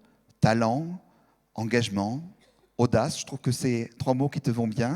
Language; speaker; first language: French; native; French